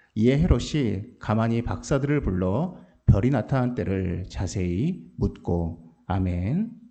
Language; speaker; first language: Korean; native; Korean